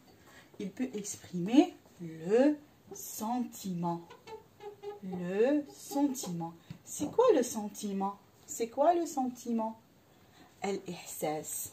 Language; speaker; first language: French; non-native, local second language; Arabic